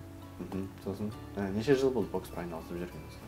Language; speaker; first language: Kazakh; native; Kazakh